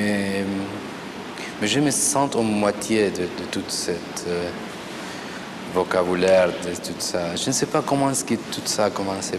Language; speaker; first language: French; non-native, fluent; Spanish